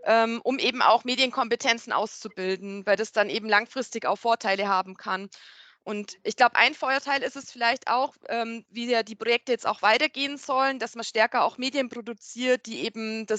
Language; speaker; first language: German; native; German